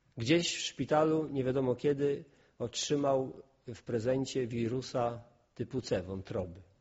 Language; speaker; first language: Polish; non-native, local second language; Kashubian